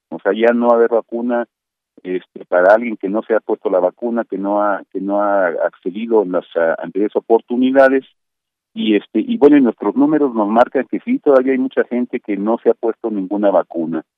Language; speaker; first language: Spanish; native; Spanish